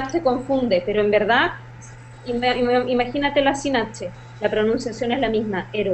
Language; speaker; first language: Spanish; native; Spanish